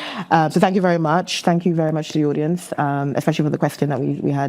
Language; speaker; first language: English; native; English